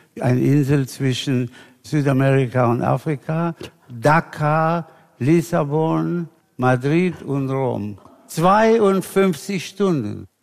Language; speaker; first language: German; non-native, fluent; Spanish